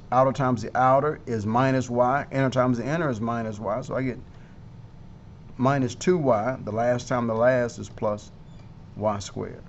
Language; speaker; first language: English; native; English